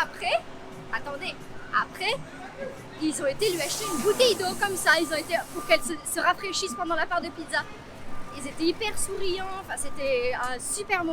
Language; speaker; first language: French; native; French